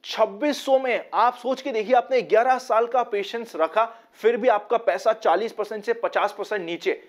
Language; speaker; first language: Hindi; native; Hindi